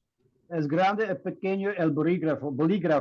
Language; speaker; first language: Spanish; non-native, learner; English